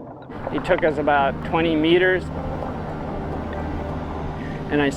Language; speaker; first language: English; native; English